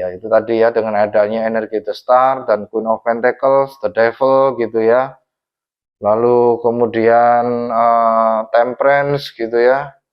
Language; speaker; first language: Indonesian; native; Indonesian